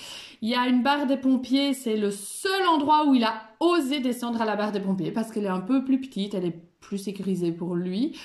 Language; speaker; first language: French; native; French